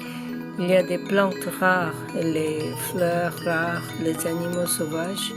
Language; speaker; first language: French; non-native, learner; Korean